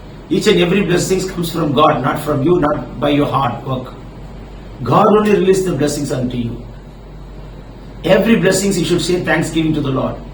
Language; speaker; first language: English; non-native, local second language; Tamil